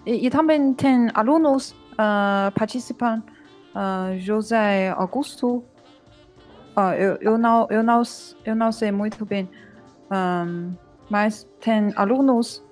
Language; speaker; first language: Portuguese; non-native, learner; Chinese